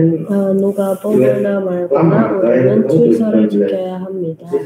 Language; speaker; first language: Korean; non-native, learner; Indonesian